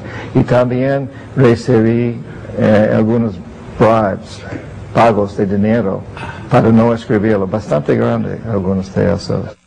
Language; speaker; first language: Spanish; non-native, fluent; English